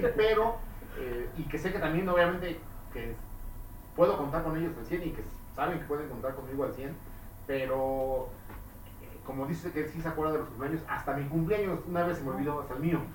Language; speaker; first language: Spanish; native; Spanish